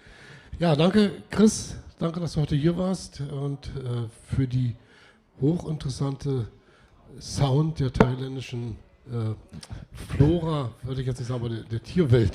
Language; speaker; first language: German; native; German